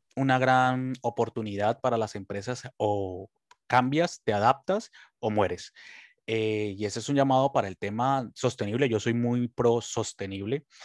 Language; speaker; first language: Spanish; native; Spanish